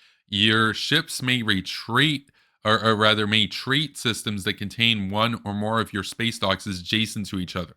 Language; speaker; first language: English; native; English